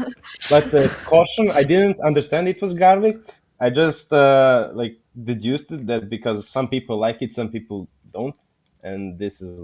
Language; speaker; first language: English; non-native, fluent; Serbian